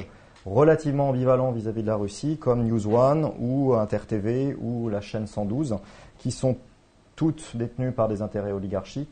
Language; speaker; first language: French; native; French